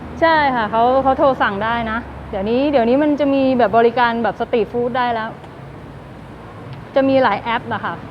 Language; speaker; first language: Thai; native; Thai